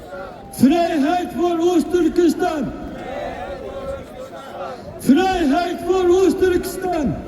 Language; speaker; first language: Dutch; non-native, fluent; Uyghur